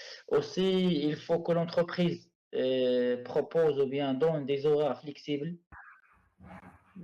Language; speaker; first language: French; non-native, learner; Arabic